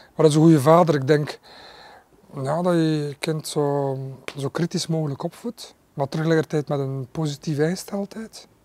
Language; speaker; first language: Dutch; early bilingual, other home language; Arabic